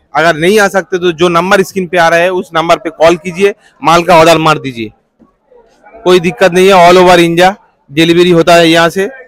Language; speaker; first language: Hindi; non-native, local second language; Bangla